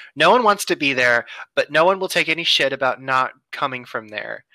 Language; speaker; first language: English; native; English